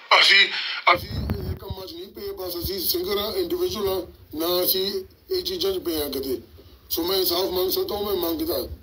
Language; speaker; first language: Punjabi; early bilingual, heritage; Punjabi